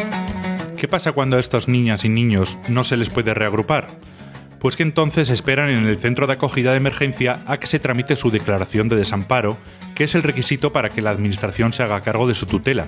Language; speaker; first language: Spanish; native; Spanish